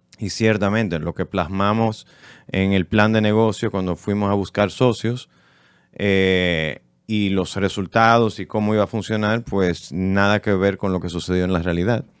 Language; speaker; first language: Spanish; native; Spanish